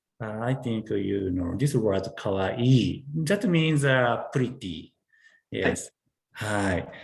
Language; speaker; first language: English; non-native, learner; Japanese